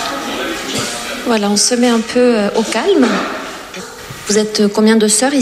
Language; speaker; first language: French; native; French